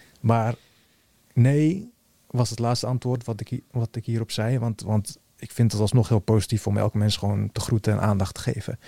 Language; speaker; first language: Dutch; early bilingual, other home language; Bosnian